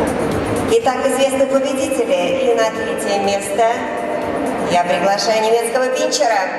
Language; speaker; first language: Russian; native; Russian